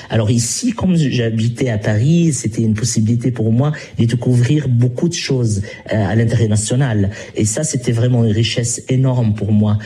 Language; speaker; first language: French; non-native, fluent; Arabic